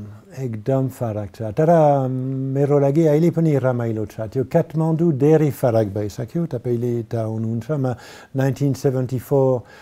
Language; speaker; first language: Nepali; non-native, learner; French